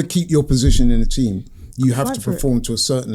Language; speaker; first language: English; native; English